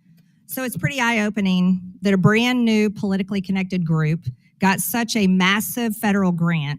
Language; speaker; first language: English; native; English